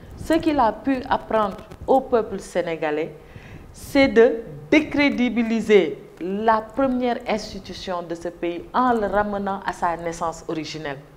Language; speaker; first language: French; non-native, local second language; Wolof